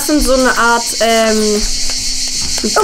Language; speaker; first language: German; native; German